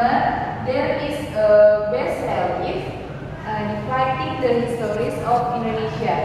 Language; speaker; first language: English; non-native, learner; Indonesian